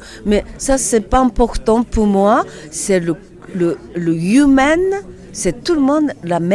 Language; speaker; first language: French; non-native, learner; Japanese